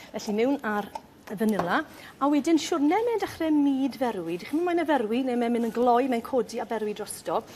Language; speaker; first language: Welsh; native; Welsh